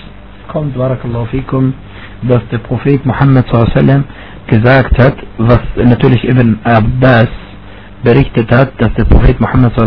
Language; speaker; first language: German; non-native, fluent; Arabic